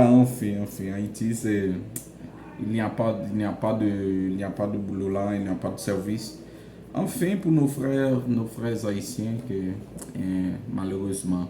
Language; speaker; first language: French; non-native, local second language; Haitian Creole